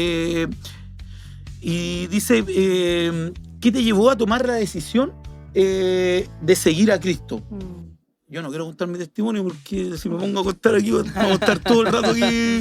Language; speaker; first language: Spanish; native; Spanish